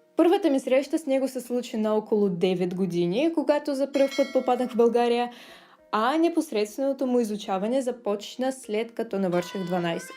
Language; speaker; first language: Bulgarian; early bilingual, other home language; Russian